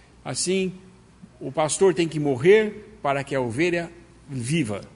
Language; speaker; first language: Portuguese; native; Portuguese